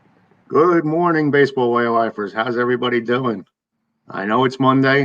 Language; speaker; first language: English; native; English